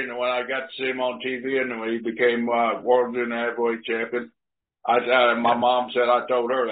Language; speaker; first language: English; native; English